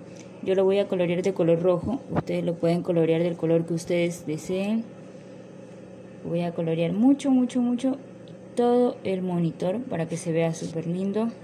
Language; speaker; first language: Spanish; native; Spanish